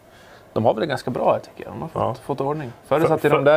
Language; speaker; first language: Swedish; native; Swedish